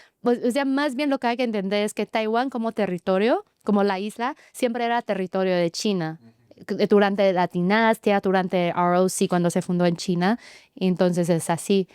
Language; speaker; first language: Spanish; non-native, fluent; Chinese